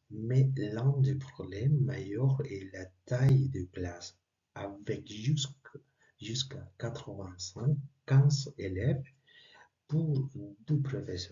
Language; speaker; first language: French; non-native, learner; Spanish